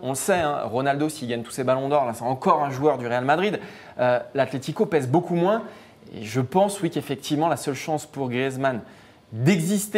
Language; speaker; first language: French; native; French